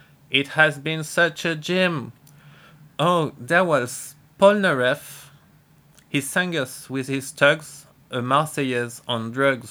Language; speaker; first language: English; non-native, fluent; French